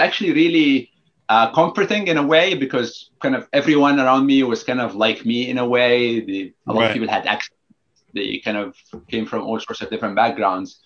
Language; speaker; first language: English; non-native, fluent; Arabic